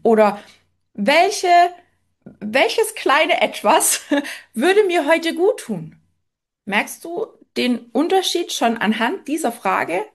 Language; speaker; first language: German; native; German